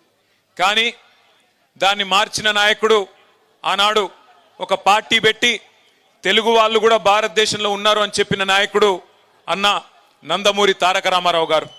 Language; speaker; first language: Telugu; native; Telugu